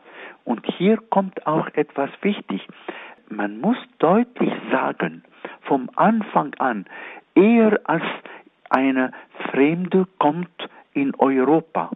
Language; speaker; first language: German; non-native, fluent; Arabic